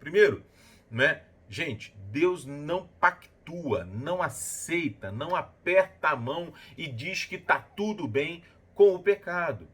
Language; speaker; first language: Portuguese; native; Portuguese